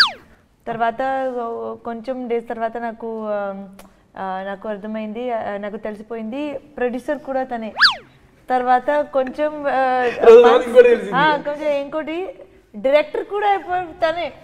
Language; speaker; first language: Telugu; non-native, learner; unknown